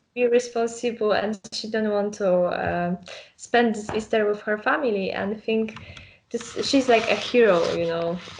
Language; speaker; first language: English; non-native, learner; Polish